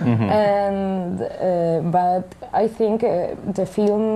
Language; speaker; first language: English; non-native, learner; Spanish